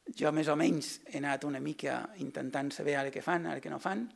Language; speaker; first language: Catalan; native; Catalan